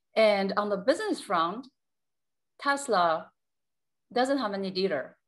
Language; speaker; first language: English; non-native, fluent; Chinese